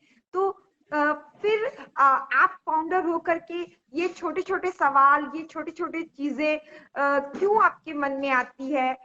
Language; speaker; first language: Hindi; native; Hindi